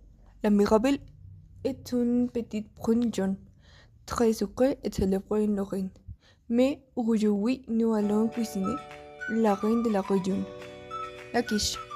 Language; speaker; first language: French; non-native, learner; Spanish